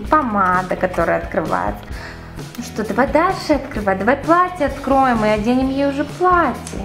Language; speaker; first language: Russian; native; Russian